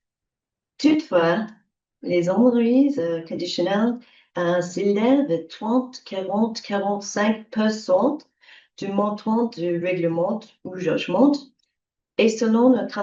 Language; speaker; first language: French; non-native, learner; English